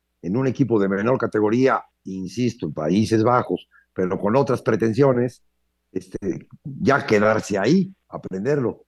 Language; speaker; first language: Spanish; native; Spanish